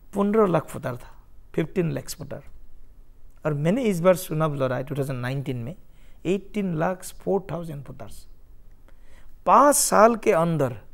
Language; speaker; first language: Hindi; non-native, local second language; Assamese